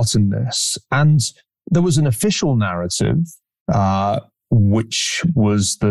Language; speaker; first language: English; native; English